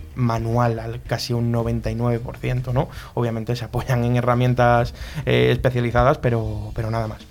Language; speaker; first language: Spanish; native; Spanish